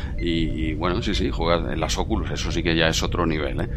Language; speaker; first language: Spanish; native; Spanish